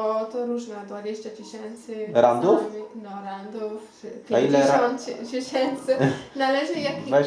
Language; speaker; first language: Polish; non-native, learner; Xhosa